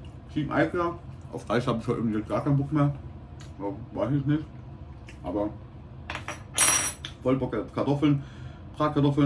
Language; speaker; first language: German; native; German